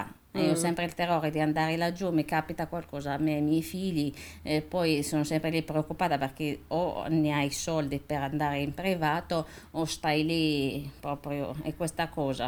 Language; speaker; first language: Italian; non-native, fluent; Arabic